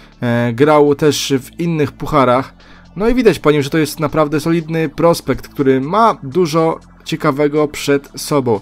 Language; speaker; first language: Polish; native; Polish